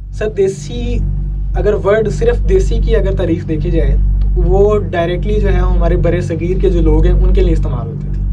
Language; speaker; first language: Urdu; non-native, local second language; Punjabi